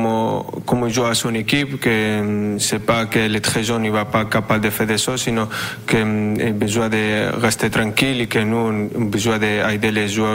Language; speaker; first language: French; non-native, fluent; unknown